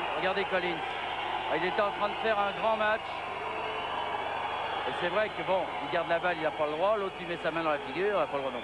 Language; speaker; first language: French; native; French